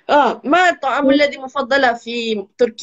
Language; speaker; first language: Arabic; non-native, learner; Malay